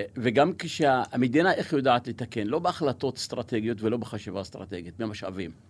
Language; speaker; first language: Hebrew; non-native, local second language; Arabic